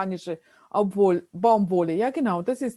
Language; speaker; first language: German; non-native, fluent; Russian